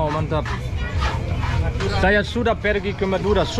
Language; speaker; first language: Indonesian; non-native, learner; German